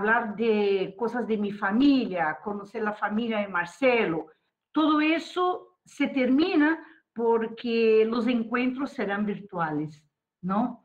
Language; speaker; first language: Spanish; non-native, fluent; Portuguese